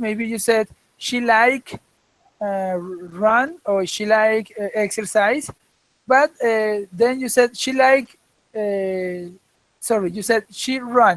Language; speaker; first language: English; non-native, fluent; Spanish